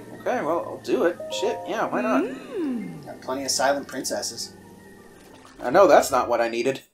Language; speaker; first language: English; native; English